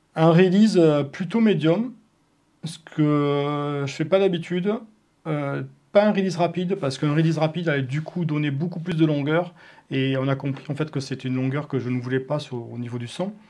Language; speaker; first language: French; native; French